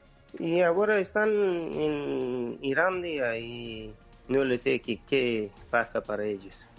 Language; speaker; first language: Spanish; non-native, learner; Persian